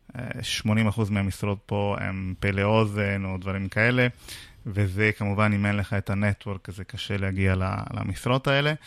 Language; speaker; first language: Hebrew; non-native, fluent; Italian